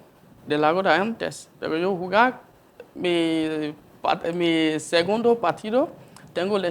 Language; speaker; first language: Spanish; non-native, learner; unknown